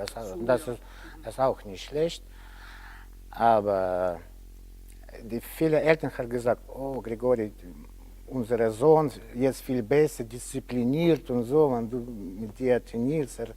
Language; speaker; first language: German; non-native, learner; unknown